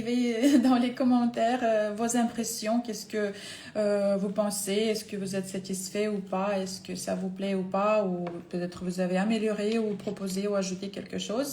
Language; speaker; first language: French; non-native, fluent; Ukrainian